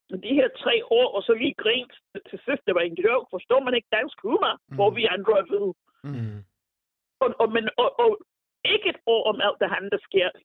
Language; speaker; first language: Danish; non-native, fluent; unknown